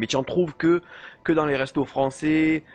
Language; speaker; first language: French; native; French